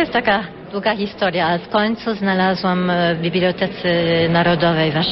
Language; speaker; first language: Polish; early bilingual, heritage; Polish